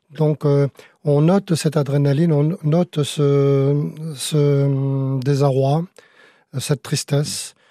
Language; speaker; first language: French; native; French